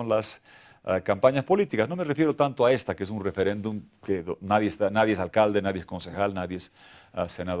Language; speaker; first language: Spanish; native; Spanish